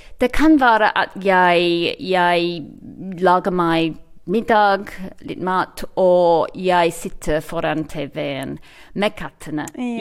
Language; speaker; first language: Norwegian; non-native, learner; English